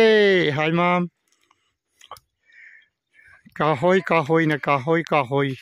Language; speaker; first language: Filipino; non-native, learner; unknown